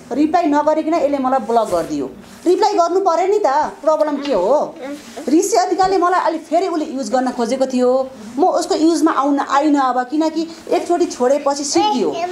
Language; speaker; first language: Nepali; native; Nepali